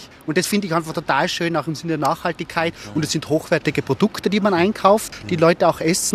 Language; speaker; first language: German; native; German